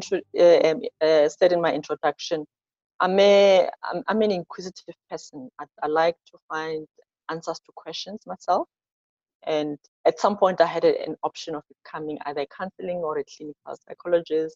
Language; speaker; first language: English; non-native, local second language; Zulu